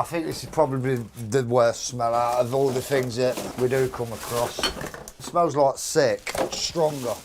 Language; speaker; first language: English; native; English